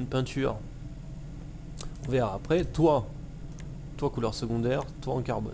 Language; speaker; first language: French; native; French